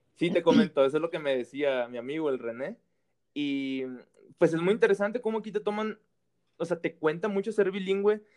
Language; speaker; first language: Spanish; native; Spanish